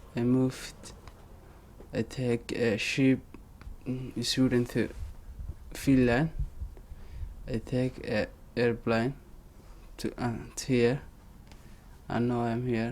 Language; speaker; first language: English; non-native, learner; Somali